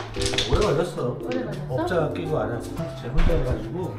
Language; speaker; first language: Korean; native; Korean